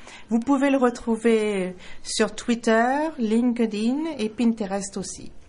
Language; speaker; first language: French; native; French